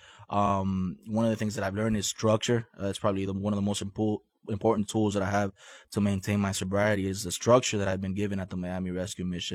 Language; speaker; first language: English; native; English